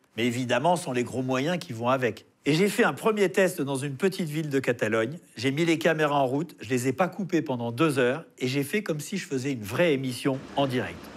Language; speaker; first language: French; native; French